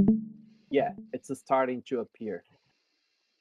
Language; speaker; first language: English; non-native, fluent; Portuguese